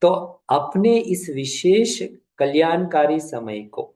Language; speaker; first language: Hindi; non-native, local second language; Kannada